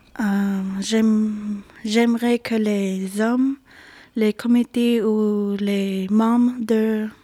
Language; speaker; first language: French; non-native, local second language; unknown